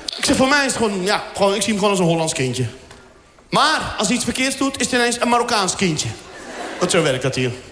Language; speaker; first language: Dutch; early bilingual, other home language; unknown